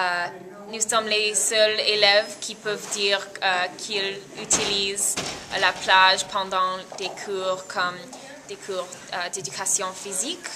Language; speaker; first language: French; non-native, learner; English